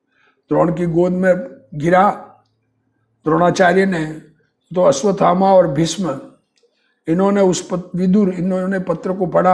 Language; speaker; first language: Hindi; native; Hindi